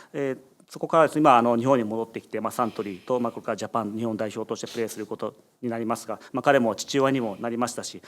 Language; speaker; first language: Japanese; native; Japanese